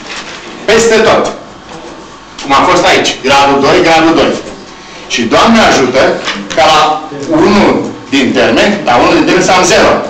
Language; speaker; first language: Romanian; native; Romanian